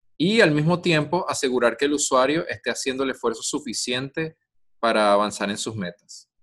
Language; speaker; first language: Spanish; native; Spanish